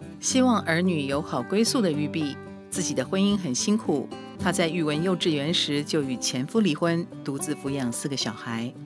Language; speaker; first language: Chinese; native; Chinese